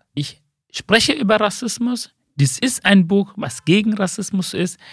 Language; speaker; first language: German; early bilingual, other home language; Sinhala